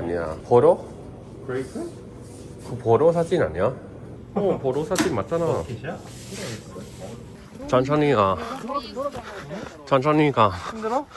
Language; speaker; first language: Korean; non-native, learner; Thai